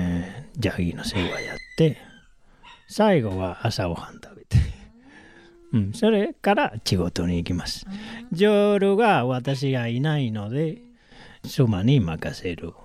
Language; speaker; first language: Japanese; non-native, learner; Spanish